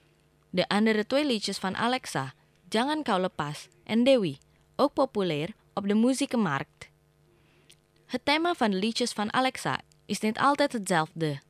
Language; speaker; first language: Dutch; non-native, fluent; Indonesian